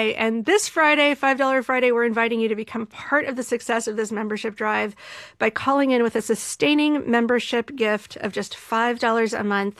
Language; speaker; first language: English; native; English